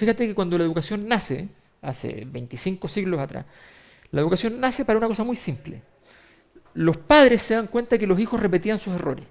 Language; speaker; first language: Spanish; native; Spanish